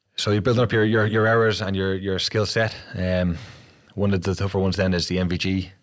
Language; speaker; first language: English; native; English